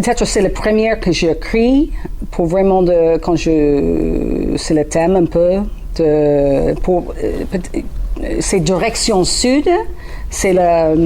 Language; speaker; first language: French; non-native, learner; English